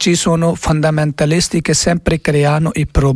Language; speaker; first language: Italian; non-native, learner; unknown